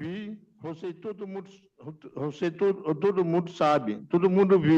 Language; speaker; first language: Portuguese; non-native, local second language; Yanomámi